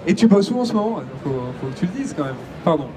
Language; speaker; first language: French; native; French